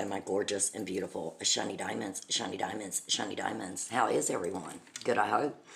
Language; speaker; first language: English; native; English